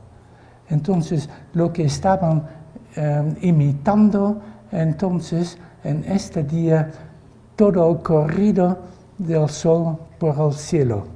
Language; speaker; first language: Spanish; non-native, fluent; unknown